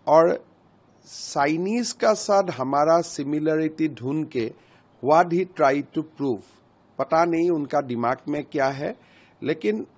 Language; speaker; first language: Hindi; non-native, local second language; Assamese